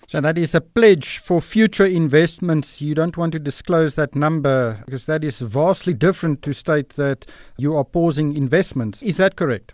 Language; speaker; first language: English; non-native, local second language; Afrikaans